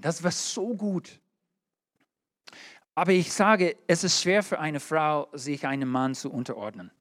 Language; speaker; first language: German; non-native, learner; English